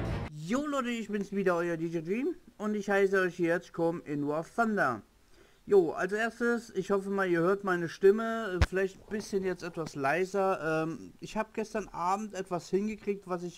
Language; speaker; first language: German; native; German